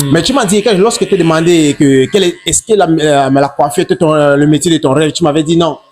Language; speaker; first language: French; non-native, local second language; English